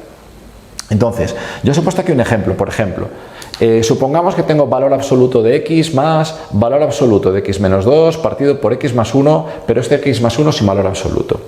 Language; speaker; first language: Spanish; native; Spanish